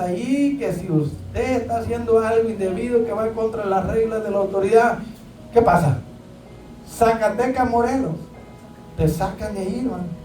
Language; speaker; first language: Spanish; native; Spanish